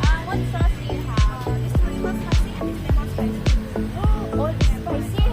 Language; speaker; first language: English; non-native, learner; Thai